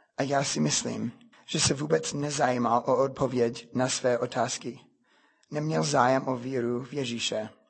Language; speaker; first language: Czech; non-native, fluent; English